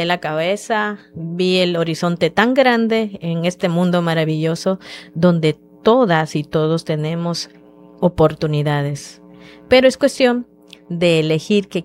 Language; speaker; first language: Spanish; non-native, local second language; Yucateco